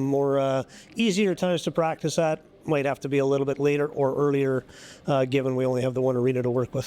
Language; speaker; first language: English; native; English